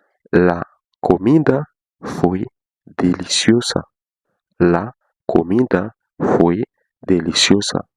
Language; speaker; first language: Spanish; non-native, fluent; Haitian Creole